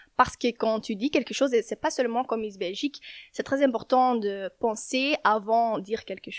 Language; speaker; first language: French; non-native, learner; Dutch